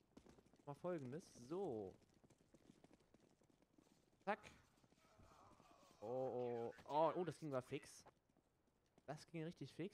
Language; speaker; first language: German; native; German